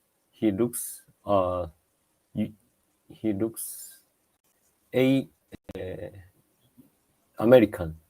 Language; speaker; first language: English; non-native, learner; Japanese